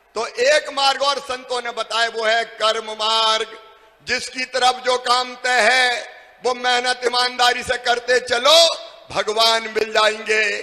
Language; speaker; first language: Hindi; native; Hindi